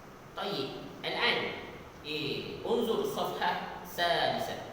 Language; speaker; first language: Arabic; non-native, fluent; Malay